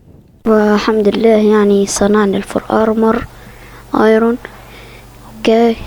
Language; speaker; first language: Arabic; native; Arabic